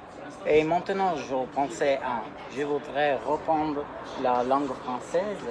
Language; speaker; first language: French; non-native, fluent; Italian